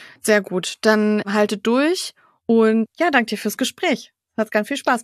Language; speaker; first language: German; native; German